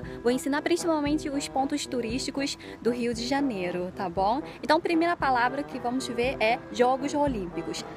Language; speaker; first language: Portuguese; non-native, fluent; Chinese